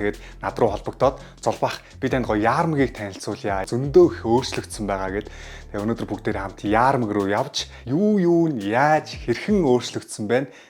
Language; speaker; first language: Mongolian; native; Mongolian